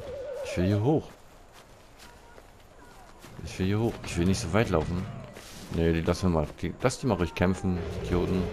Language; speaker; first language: German; native; German